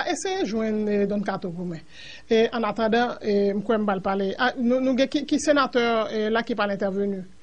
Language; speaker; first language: French; non-native, local second language; Haitian Creole